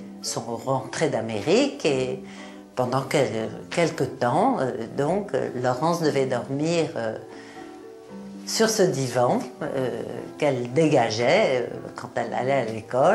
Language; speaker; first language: French; native; French